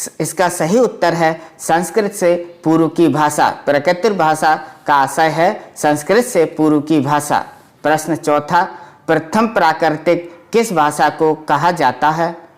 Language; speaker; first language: Hindi; native; Hindi